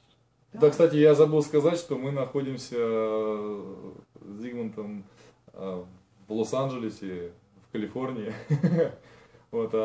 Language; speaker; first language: Russian; native; Russian